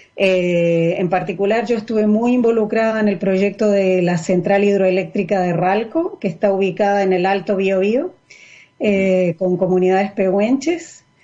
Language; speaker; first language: Spanish; native; Spanish